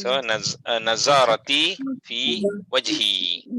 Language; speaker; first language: Arabic; non-native, fluent; Malay